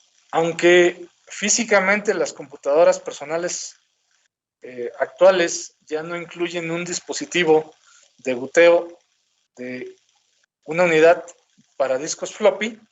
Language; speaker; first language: Spanish; native; Spanish